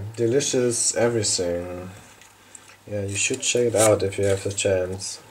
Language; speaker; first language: English; non-native, fluent; German